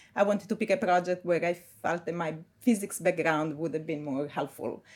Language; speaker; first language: English; non-native, fluent; Italian